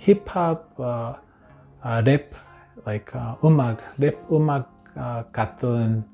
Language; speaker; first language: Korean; non-native, learner; English